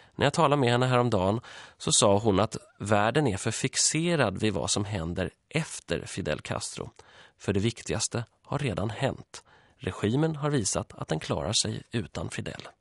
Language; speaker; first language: Swedish; early bilingual, other home language; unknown